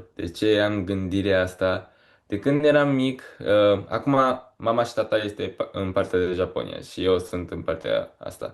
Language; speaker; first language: Romanian; early bilingual, heritage; Romanian